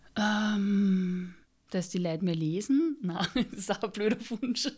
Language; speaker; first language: German; native; German